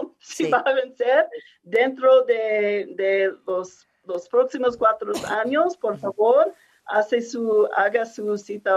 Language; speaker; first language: Spanish; non-native, fluent; English